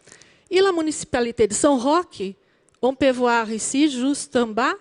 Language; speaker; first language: French; non-native, learner; Portuguese